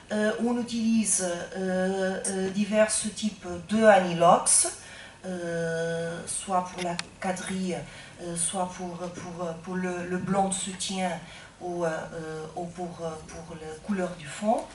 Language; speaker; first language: French; non-native, fluent; Portuguese